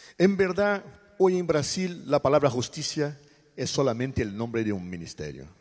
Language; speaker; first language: Spanish; non-native, learner; Portuguese